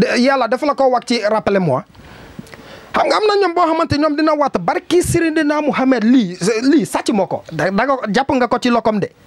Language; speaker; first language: Wolof; non-native, learner; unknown